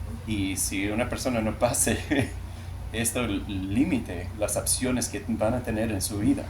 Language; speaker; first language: Spanish; non-native, learner; English